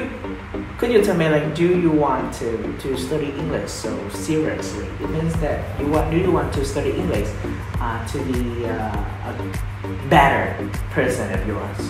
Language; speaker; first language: English; non-native, fluent; Vietnamese